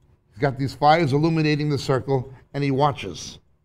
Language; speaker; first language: English; native; English